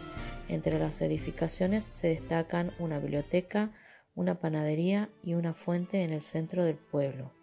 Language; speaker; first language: Spanish; native; Spanish